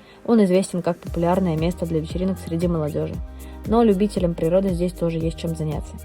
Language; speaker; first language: Russian; native; Russian